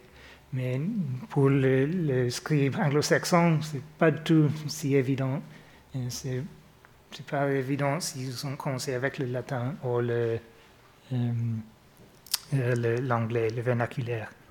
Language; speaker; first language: French; non-native, fluent; English